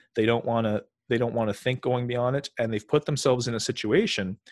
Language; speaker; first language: English; native; English